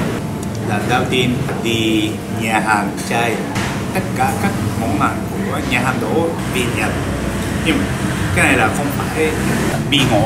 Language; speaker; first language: Vietnamese; non-native, learner; Japanese